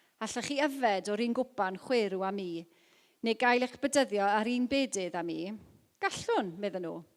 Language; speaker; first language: Welsh; non-native, local second language; English